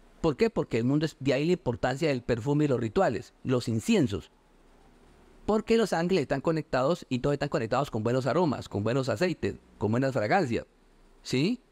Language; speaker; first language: Spanish; native; Spanish